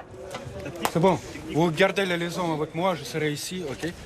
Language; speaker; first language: French; non-native, learner; Russian